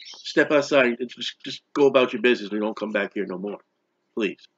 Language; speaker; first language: English; native; English